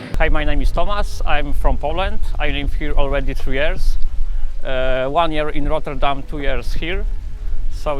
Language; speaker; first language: English; non-native, fluent; Polish